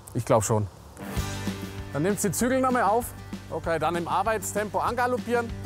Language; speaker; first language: German; native; German